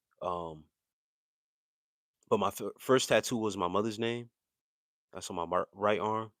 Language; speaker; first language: English; native; English